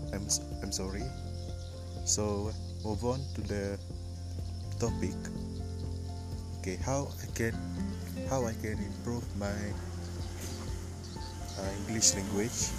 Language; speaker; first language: English; non-native, local second language; Malay